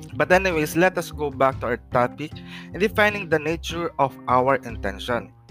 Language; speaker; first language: English; non-native, local second language; Filipino